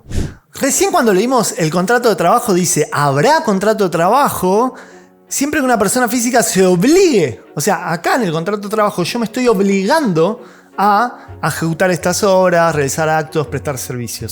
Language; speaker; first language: Spanish; native; Spanish